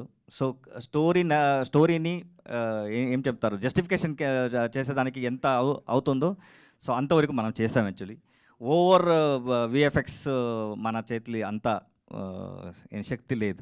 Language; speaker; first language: Telugu; non-native, learner; Kannada